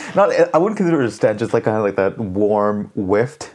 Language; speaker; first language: English; early bilingual, other home language; Hindi